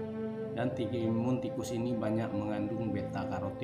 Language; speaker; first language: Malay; non-native, local second language; Achinese